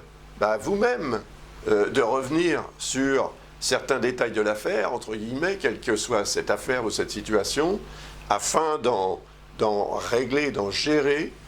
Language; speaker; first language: French; native; French